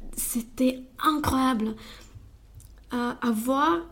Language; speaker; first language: French; non-native, fluent; Romanian